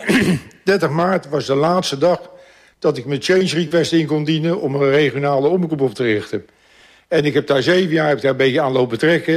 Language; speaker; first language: Dutch; native; Dutch